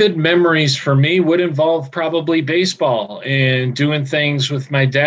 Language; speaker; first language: English; native; English